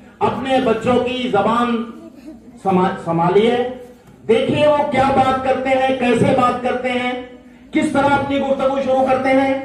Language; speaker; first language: Urdu; native; Urdu